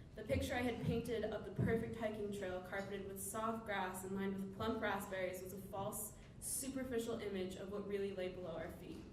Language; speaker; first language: English; native; English